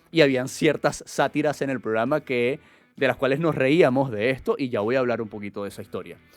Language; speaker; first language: Spanish; native; Spanish